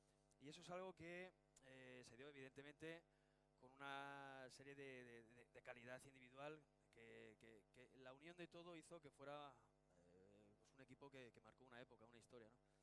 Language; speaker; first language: Spanish; native; Spanish